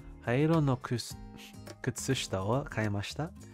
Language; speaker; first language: Japanese; non-native, learner; English